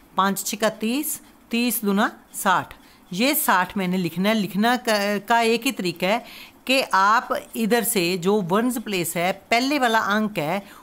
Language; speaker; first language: Hindi; non-native, local second language; Punjabi